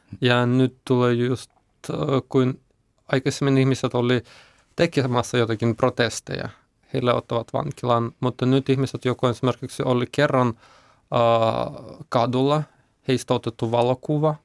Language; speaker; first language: Finnish; non-native, learner; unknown